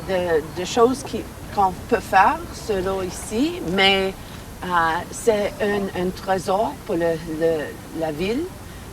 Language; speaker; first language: French; non-native, learner; English